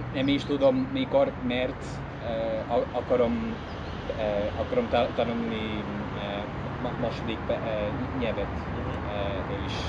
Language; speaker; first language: Hungarian; non-native, learner; English